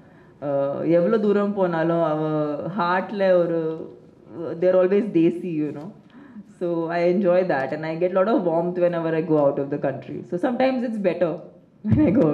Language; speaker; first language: Tamil; non-native, fluent; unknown